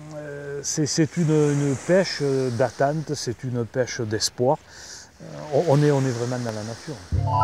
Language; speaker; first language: French; native; French